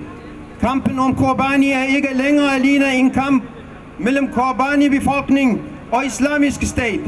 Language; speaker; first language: Danish; non-native, fluent; Kurdish